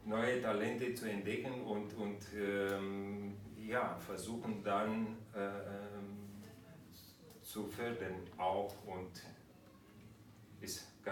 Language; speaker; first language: German; non-native, fluent; Romanian